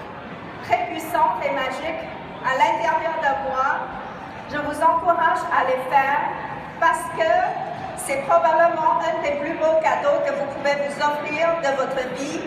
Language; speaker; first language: French; non-native, fluent; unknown